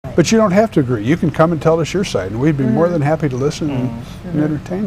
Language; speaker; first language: English; native; English